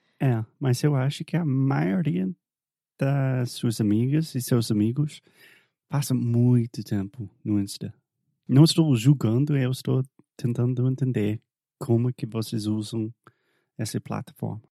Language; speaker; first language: Portuguese; non-native, fluent; English